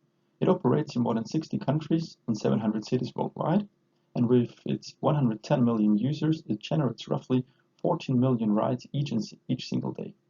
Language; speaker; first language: English; non-native, fluent; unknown